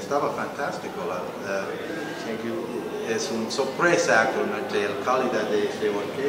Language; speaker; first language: Spanish; non-native, learner; English